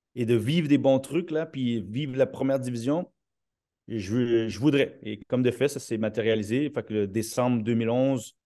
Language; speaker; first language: French; native; French